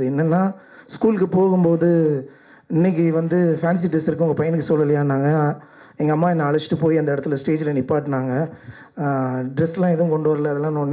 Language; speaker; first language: Tamil; native; Tamil